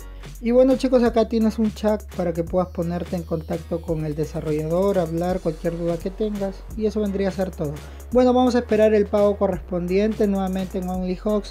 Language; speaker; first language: Spanish; native; Spanish